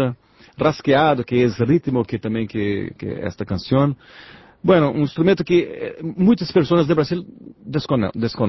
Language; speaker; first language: Spanish; non-native, learner; Portuguese